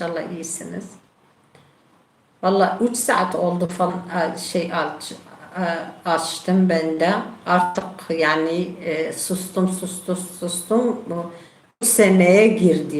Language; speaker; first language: Turkish; non-native, local second language; Kurdish